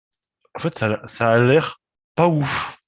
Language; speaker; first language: French; native; French